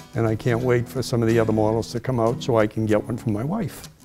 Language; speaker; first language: English; native; English